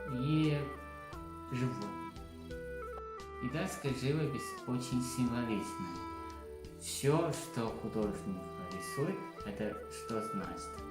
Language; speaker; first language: Russian; non-native, learner; Chinese